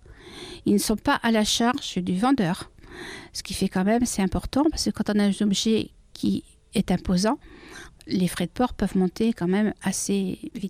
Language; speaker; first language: French; native; French